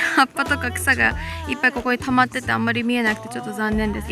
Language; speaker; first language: Japanese; early bilingual, other home language; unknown